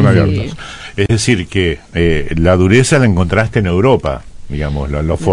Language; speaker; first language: Spanish; native; Spanish